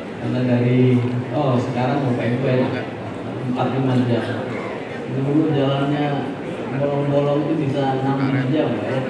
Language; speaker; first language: Indonesian; non-native, local second language; Madurese